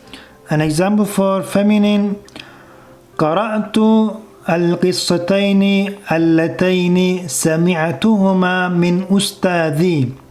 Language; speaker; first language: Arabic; non-native, fluent; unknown